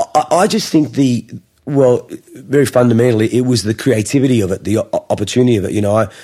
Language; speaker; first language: English; native; English